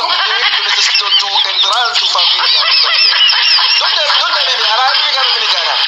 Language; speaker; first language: Spanish; non-native, learner; Haitian Creole